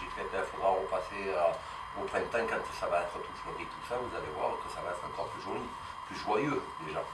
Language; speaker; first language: French; native; French